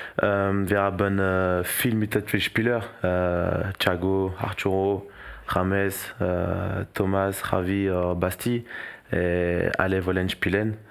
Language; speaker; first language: German; non-native, learner; French